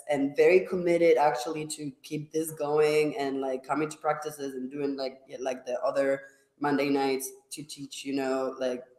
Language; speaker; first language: English; non-native, fluent; Spanish